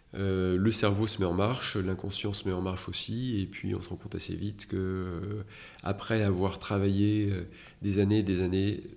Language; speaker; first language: French; native; French